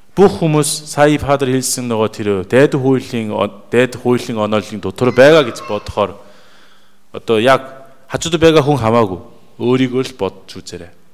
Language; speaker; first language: Mongolian; native; Mongolian